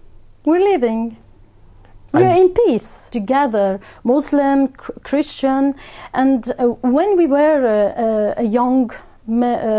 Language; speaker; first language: English; non-native, fluent; Arabic